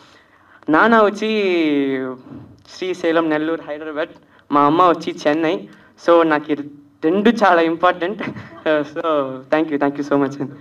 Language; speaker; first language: Telugu; early bilingual, heritage; Telugu